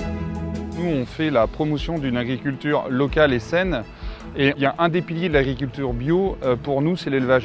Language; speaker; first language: French; native; French